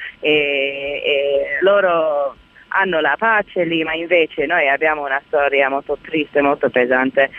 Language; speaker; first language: Italian; early bilingual, heritage; Italian